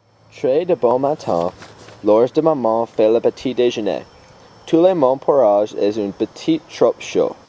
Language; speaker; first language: French; non-native, learner; English